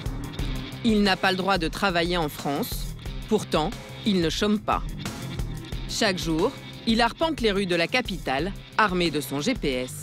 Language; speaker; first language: French; native; French